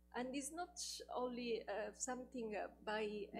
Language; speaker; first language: English; non-native, fluent; Italian